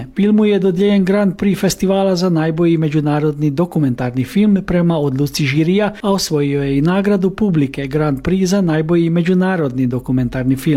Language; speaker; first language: Croatian; native; Croatian